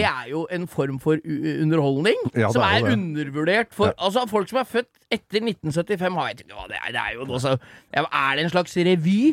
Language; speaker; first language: Norwegian; native; Norwegian